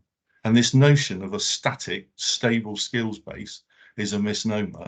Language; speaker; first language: English; native; English